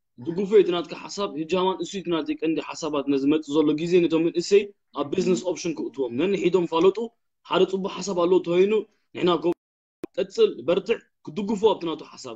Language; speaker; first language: Tigrinya; early bilingual, heritage; Tigrinya